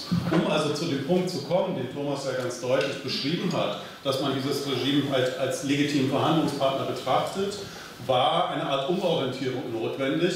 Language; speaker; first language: German; native; German